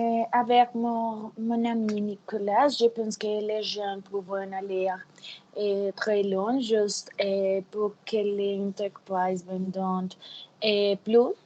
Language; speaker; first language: French; non-native, learner; Spanish